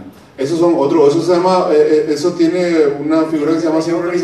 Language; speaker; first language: Spanish; native; Spanish